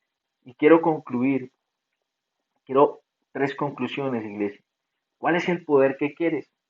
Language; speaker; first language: Spanish; native; Spanish